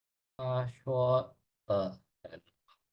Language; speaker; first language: Chinese; non-native, learner; Indonesian